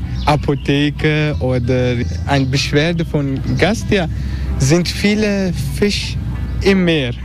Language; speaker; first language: German; non-native, learner; Turkish